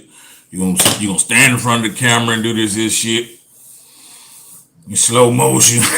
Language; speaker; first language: English; native; English